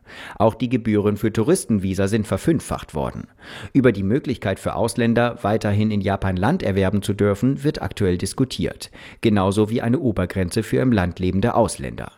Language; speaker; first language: German; native; German